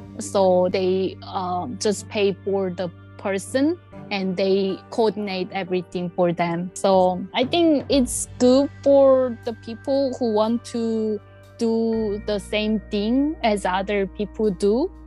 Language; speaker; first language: English; non-native, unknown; Korean